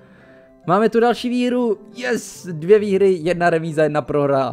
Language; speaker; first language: Czech; native; Czech